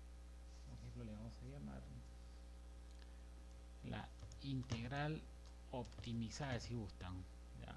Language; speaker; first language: Spanish; native; Spanish